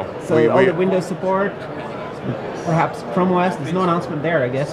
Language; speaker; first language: English; non-native, fluent; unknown